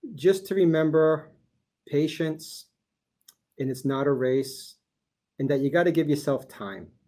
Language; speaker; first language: English; early bilingual, other home language; Portuguese